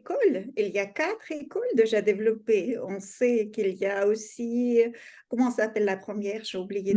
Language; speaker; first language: French; non-native, fluent; Russian